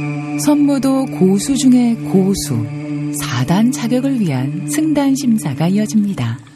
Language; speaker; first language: Korean; native; Korean